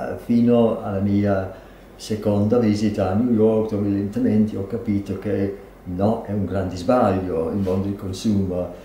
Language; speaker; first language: Italian; non-native, fluent; English